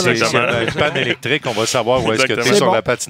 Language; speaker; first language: French; native; French